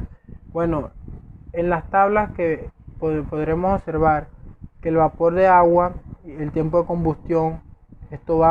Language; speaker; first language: Spanish; native; Spanish